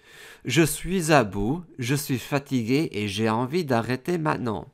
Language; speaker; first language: French; non-native, fluent; English